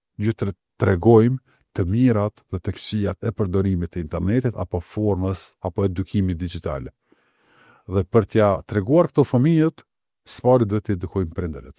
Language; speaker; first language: Albanian; native; Albanian